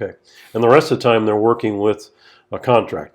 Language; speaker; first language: English; native; English